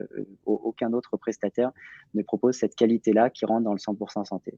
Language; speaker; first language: French; native; French